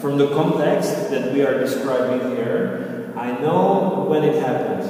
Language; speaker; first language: English; non-native, fluent; Czech